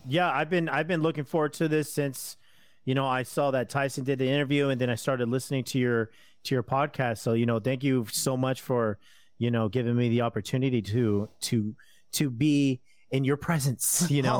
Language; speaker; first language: English; native; English